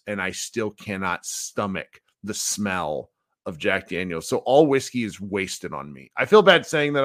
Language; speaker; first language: English; native; English